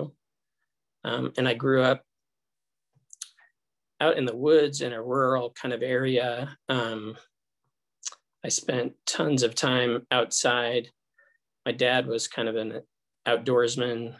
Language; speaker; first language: English; native; English